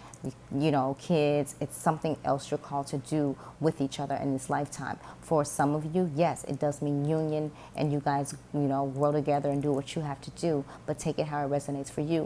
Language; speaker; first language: English; native; English